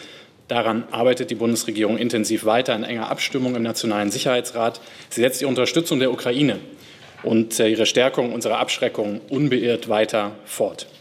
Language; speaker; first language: German; native; German